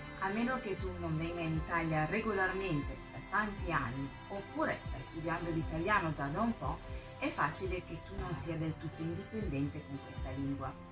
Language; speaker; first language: Italian; non-native, fluent; French